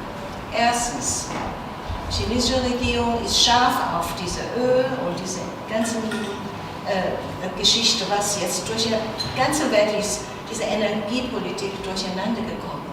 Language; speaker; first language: German; non-native, fluent; Chinese